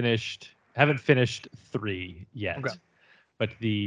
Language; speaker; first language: English; native; English